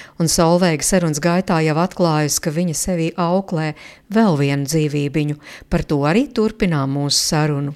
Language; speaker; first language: Latvian; native; Latvian